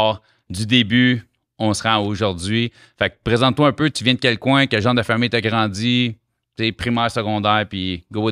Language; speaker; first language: French; native; French